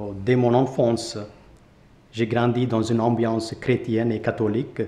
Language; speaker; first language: French; non-native, fluent; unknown